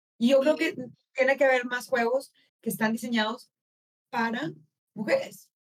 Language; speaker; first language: Spanish; native; Spanish